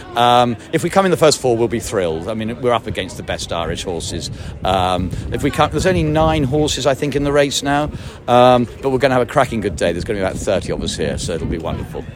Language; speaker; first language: English; native; English